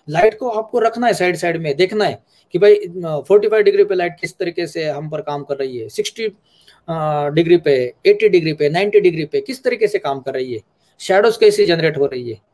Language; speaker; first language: Hindi; non-native, local second language; Marathi